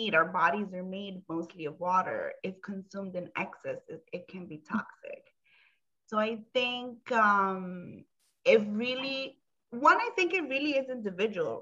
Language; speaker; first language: English; native; English